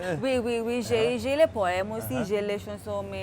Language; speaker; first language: French; non-native, fluent; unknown